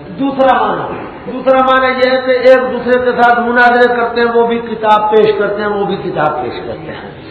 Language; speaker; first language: Urdu; non-native, local second language; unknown